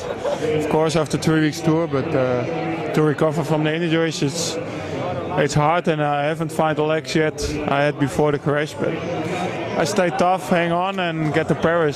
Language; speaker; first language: English; non-native, fluent; Dutch